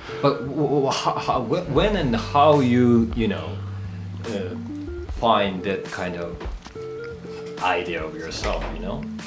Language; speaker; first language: English; non-native, fluent; Japanese